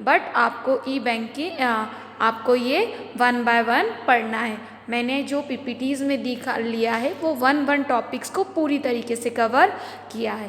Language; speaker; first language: Hindi; native; Hindi